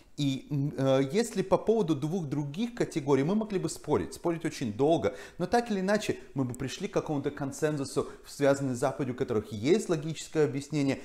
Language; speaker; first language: Russian; native; Russian